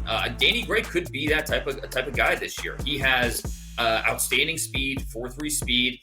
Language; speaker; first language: English; native; English